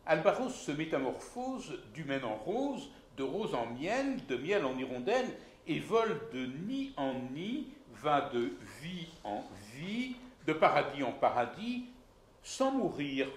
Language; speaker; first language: French; native; French